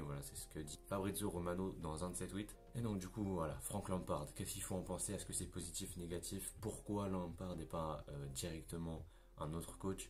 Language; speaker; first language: French; native; French